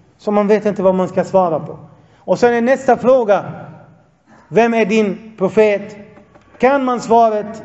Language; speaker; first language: Swedish; non-native, fluent; Arabic